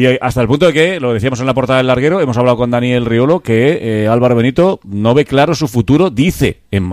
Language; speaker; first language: Spanish; native; Spanish